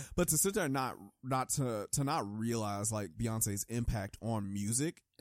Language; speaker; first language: English; native; English